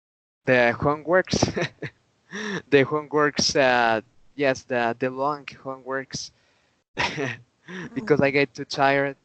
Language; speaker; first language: English; non-native, learner; Spanish